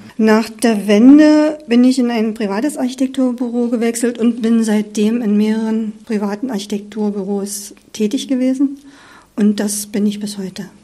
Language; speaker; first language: German; native; German